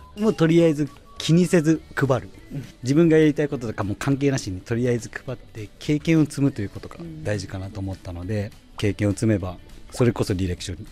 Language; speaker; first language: Japanese; native; Japanese